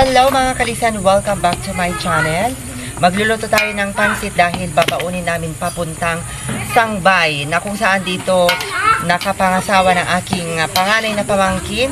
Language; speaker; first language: Filipino; non-native, local second language; Iloko